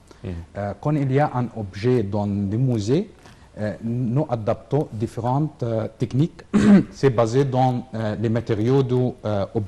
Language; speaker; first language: French; non-native, learner; Arabic